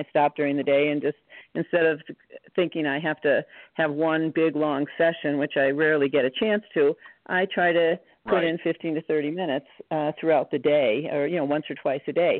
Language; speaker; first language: English; native; English